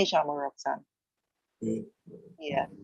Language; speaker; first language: Spanish; non-native, fluent; English